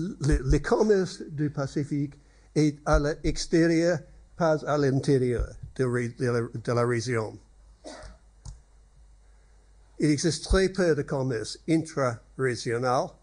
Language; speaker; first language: French; non-native, learner; English